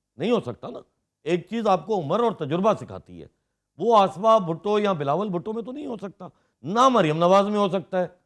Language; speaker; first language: Urdu; non-native, local second language; Sindhi